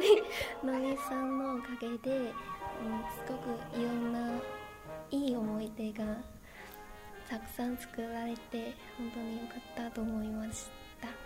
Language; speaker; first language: Japanese; non-native, learner; Chinese